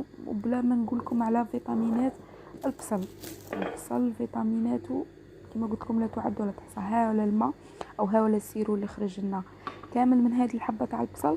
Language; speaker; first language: Arabic; native; Arabic